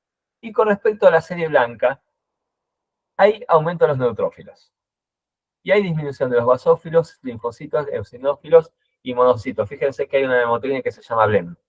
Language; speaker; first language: Spanish; native; Spanish